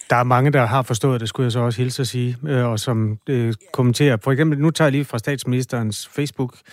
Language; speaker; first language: Danish; native; Danish